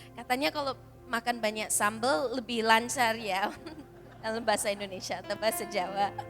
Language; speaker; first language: Indonesian; early bilingual, heritage; Indonesian